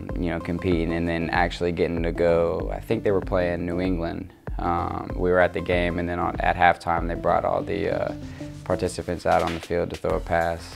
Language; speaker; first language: English; native; English